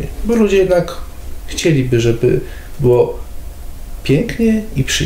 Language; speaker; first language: Polish; native; Polish